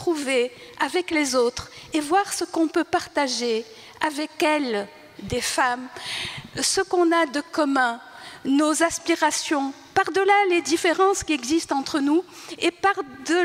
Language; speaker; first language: French; non-native, local second language; Arabic